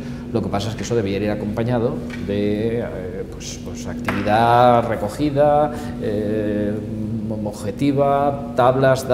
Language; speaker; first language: Spanish; native; Spanish